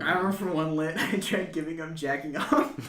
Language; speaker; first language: English; native; English